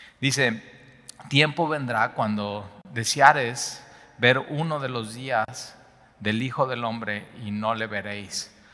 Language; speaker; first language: Spanish; native; Spanish